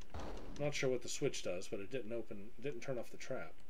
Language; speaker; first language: English; native; English